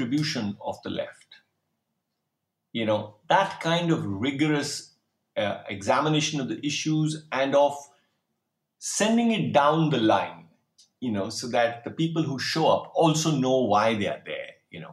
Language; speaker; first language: English; non-native, local second language; Hindi